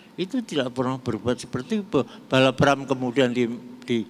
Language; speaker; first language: Indonesian; non-native, local second language; Javanese